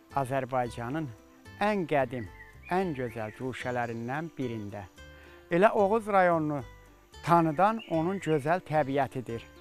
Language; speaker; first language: Azerbaijani; native; Azerbaijani